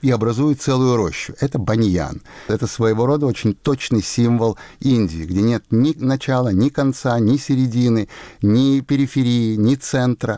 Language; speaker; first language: Russian; native; Russian